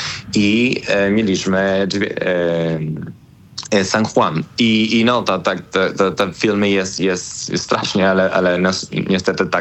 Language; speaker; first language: Polish; non-native, learner; Spanish